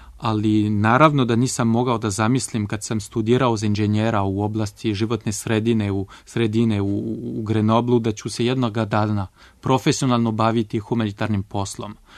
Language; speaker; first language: Serbian; non-native, fluent; French